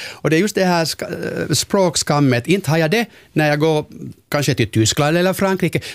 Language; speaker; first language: Swedish; non-native, local second language; Finnish